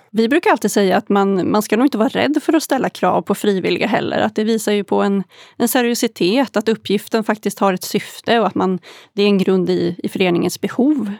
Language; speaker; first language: Swedish; native; Swedish